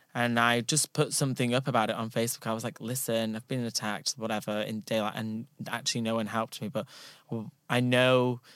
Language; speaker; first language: English; native; English